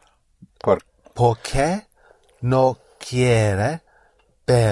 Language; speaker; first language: Spanish; non-native, learner; English